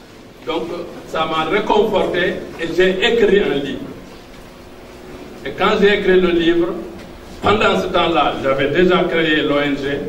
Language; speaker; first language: French; non-native, local second language; Fula